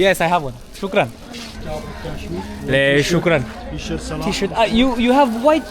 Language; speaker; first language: English; non-native, learner; French